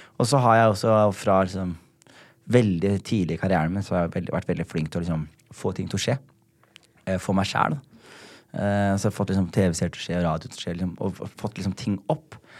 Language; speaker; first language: Norwegian; early bilingual, other home language; Somali